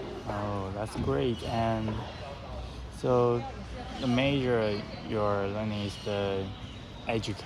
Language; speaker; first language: English; non-native, learner; Chinese